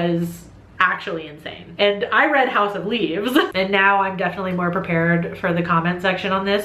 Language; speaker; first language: English; native; English